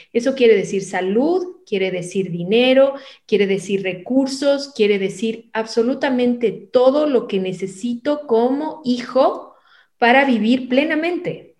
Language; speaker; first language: Spanish; native; Spanish